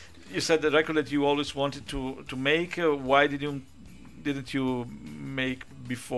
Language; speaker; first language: English; non-native, fluent; Italian